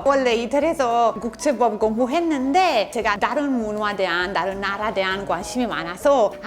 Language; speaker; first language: Korean; non-native, fluent; Italian